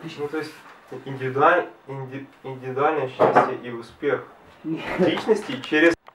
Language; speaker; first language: Russian; native; Russian